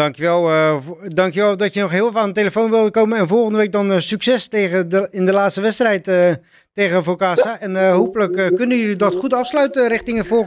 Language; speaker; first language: Dutch; native; Dutch